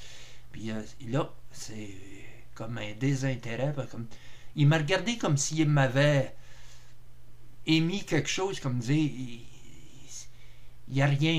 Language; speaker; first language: French; native; French